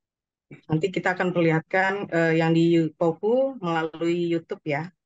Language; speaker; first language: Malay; non-native, fluent; Japanese